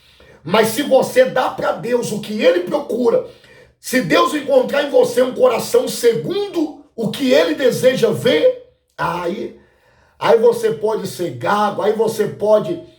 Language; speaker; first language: Portuguese; native; Portuguese